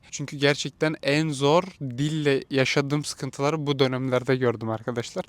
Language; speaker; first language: Turkish; native; Turkish